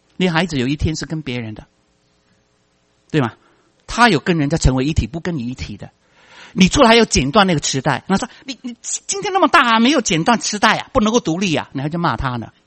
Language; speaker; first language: Chinese; non-native, local second language; Cantonese